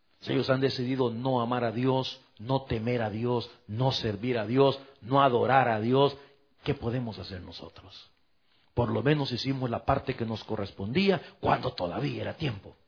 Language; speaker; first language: Spanish; native; Spanish